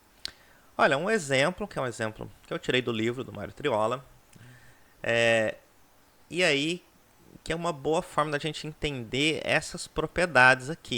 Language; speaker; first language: Portuguese; native; Portuguese